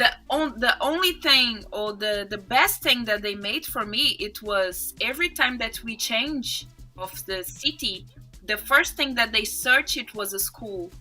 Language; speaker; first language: English; non-native, fluent; Portuguese